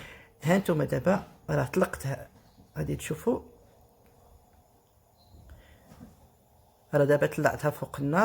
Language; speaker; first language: Arabic; native; Arabic